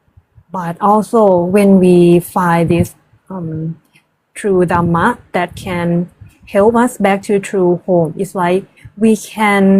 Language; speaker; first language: English; non-native, learner; Thai